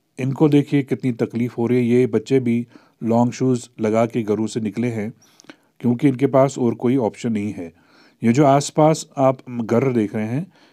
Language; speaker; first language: Urdu; non-native, local second language; Kashmiri